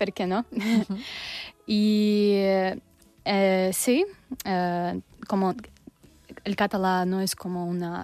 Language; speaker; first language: Catalan; non-native, learner; Russian